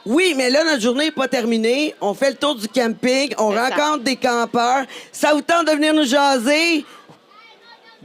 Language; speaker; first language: French; native; French